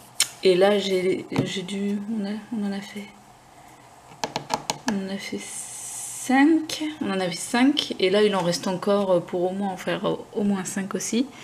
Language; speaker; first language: French; native; French